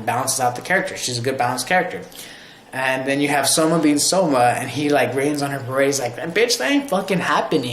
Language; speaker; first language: English; native; English